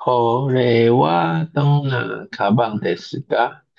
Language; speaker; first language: Japanese; non-native, learner; Chinese